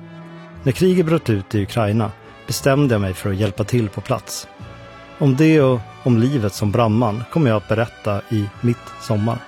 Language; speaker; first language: Swedish; native; Swedish